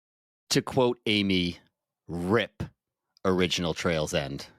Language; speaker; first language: English; native; English